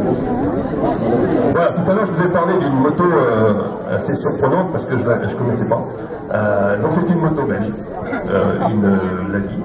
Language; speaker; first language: French; native; French